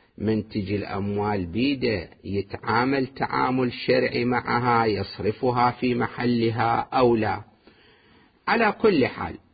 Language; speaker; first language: Arabic; native; Arabic